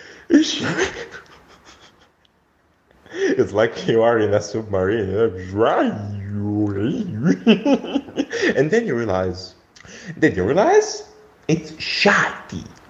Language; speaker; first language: English; non-native, fluent; Italian